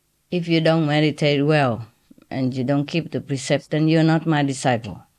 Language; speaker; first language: English; non-native, fluent; Vietnamese